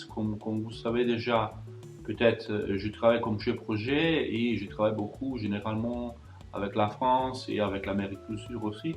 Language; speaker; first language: French; non-native, fluent; Italian